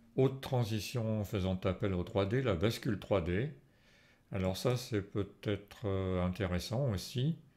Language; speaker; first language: French; native; French